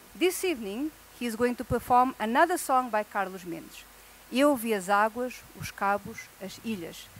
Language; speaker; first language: English; non-native, local second language; Portuguese